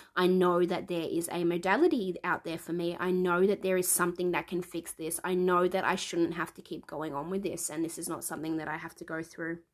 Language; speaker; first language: English; native; English